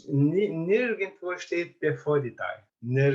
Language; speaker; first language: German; non-native, fluent; Turkish